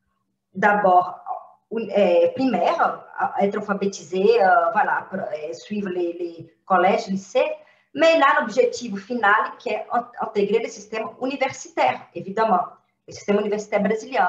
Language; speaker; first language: French; non-native, fluent; Portuguese